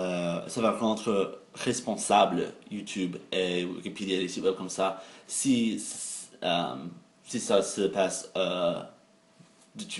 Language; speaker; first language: French; non-native, fluent; English